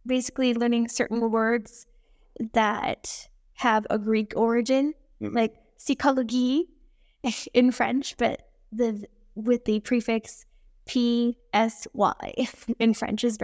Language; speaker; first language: English; native; English